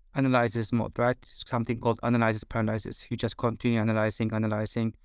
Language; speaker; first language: English; non-native, fluent; Turkish